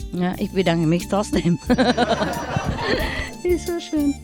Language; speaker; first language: German; non-native, learner; Vietnamese